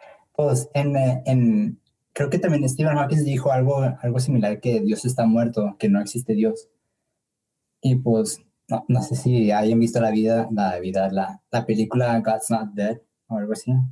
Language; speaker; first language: Spanish; early bilingual, heritage; English